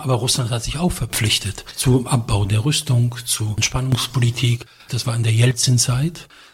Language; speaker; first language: German; non-native, fluent; Polish